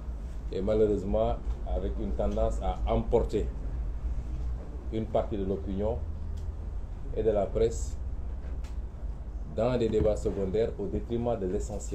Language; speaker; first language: French; non-native, local second language; Wolof